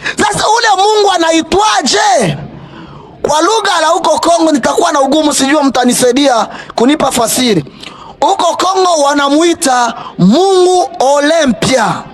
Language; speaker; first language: Swahili; native; Swahili